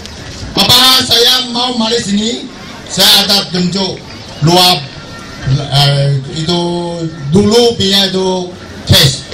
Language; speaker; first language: Indonesian; non-native, local second language; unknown